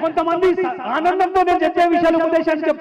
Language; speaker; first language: Telugu; native; Telugu